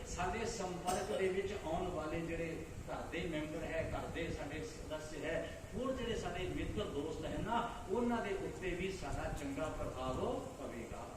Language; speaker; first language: Hindi; non-native, local second language; Punjabi